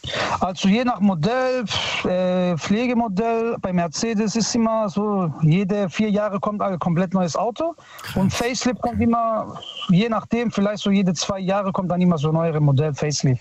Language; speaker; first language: German; early bilingual, other home language; Italian